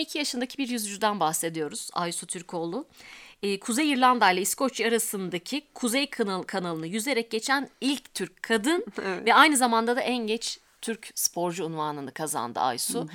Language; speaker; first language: Turkish; native; Turkish